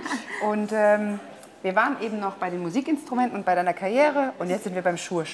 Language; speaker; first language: German; native; German